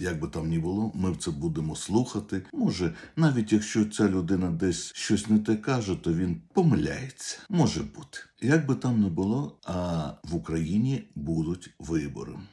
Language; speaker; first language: Ukrainian; non-native, local second language; Russian